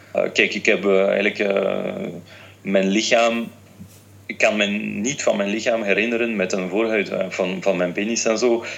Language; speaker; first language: Dutch; non-native, fluent; French